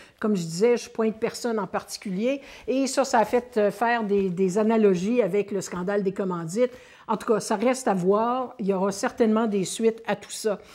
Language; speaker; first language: French; native; French